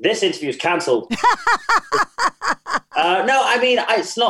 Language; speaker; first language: English; native; English